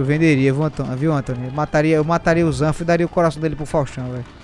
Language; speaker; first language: Portuguese; native; Portuguese